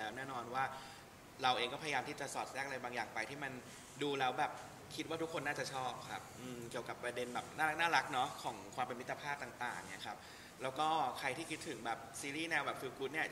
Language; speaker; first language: Thai; native; Thai